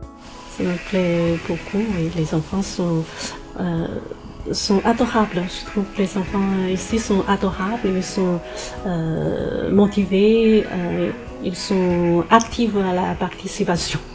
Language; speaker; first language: French; non-native, fluent; Chinese